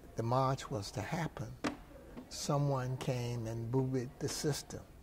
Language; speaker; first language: English; native; English